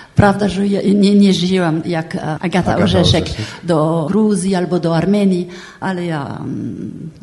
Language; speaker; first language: Polish; non-native, fluent; French